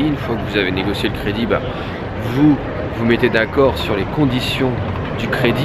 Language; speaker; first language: French; native; French